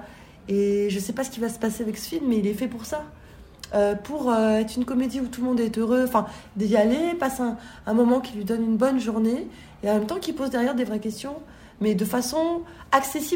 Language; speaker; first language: French; native; French